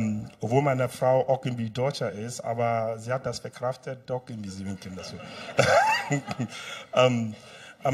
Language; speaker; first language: German; non-native, fluent; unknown